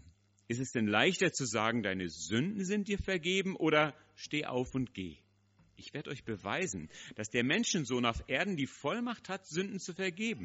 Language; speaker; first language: German; native; German